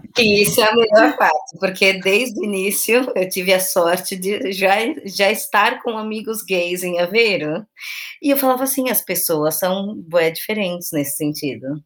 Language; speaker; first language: Portuguese; native; Portuguese